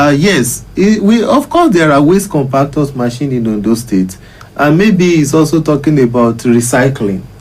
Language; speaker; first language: English; non-native, local second language; Yoruba